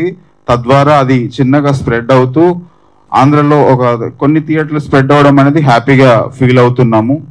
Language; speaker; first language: Telugu; native; Telugu